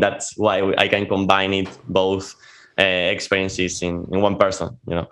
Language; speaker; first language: English; non-native, fluent; Spanish